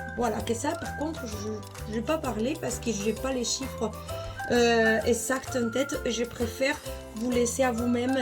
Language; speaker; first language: French; non-native, fluent; Spanish